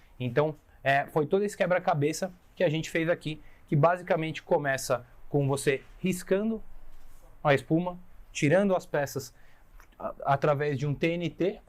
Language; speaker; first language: Portuguese; native; Portuguese